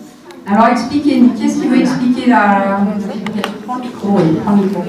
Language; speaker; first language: French; native; French